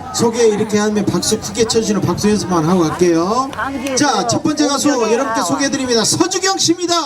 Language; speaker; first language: Korean; native; Korean